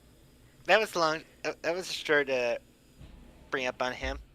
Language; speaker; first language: English; native; English